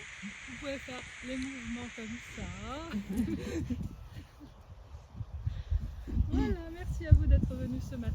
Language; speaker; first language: French; non-native, learner; Russian